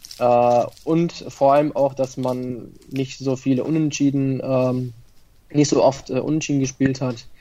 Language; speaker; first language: German; early bilingual, other home language; Italian